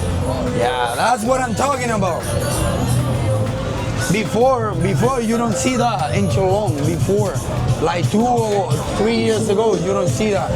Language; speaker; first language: English; non-native, learner; Spanish